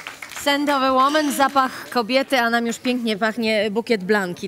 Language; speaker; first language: Polish; native; Polish